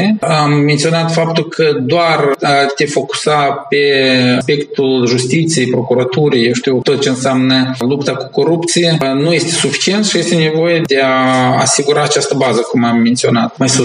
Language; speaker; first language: Romanian; native; Romanian